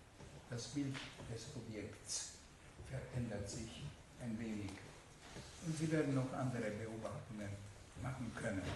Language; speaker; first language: German; non-native, fluent; Hungarian